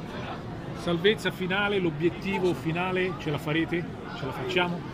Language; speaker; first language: Italian; native; Italian